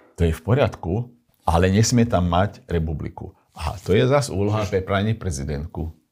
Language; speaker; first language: Slovak; non-native, local second language; Hungarian